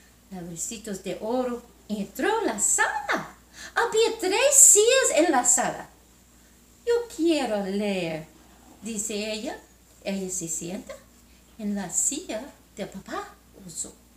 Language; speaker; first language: Spanish; non-native, learner; English